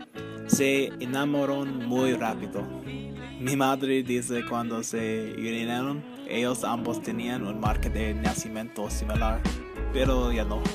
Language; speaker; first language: Spanish; early bilingual, heritage; Spanish